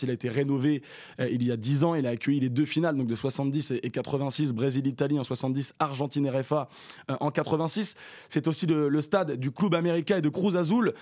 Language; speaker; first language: French; native; French